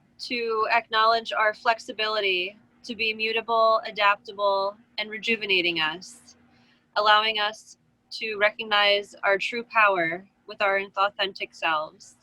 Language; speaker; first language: English; native; English